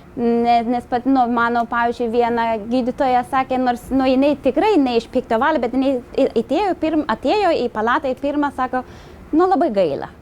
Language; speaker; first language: Lithuanian; non-native, fluent; Swedish